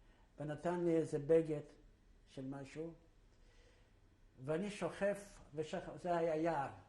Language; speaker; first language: Hebrew; non-native, fluent; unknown